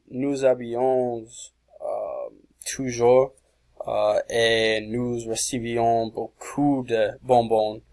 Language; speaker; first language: French; non-native, learner; English